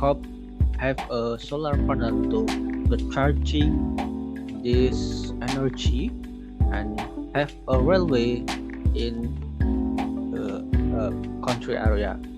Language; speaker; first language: English; non-native, learner; Indonesian